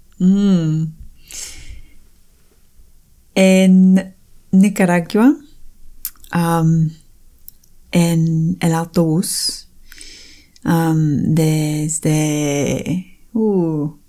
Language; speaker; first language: Spanish; non-native, fluent; English